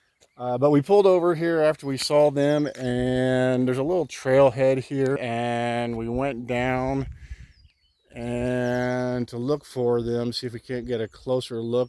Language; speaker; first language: English; native; English